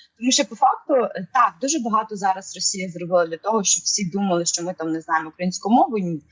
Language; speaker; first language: Ukrainian; non-native, local second language; Russian